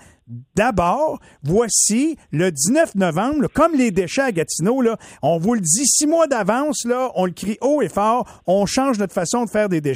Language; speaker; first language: French; native; French